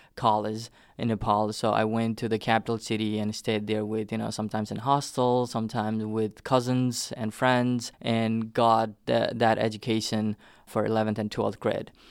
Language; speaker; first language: English; non-native, local second language; Nepali